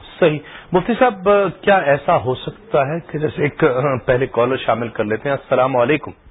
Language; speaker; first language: Urdu; native; Urdu